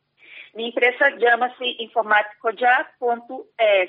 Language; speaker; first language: Spanish; non-native, fluent; Portuguese